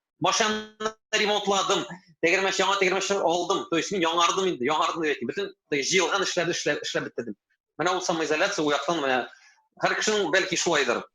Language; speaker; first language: Tatar; native; Tatar